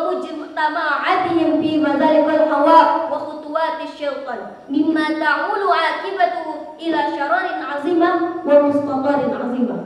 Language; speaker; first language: Arabic; non-native, learner; Indonesian